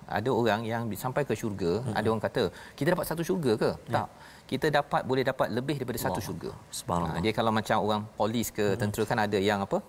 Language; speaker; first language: Malay; native; Malay